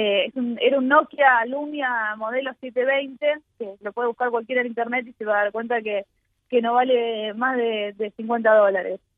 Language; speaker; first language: Spanish; native; Spanish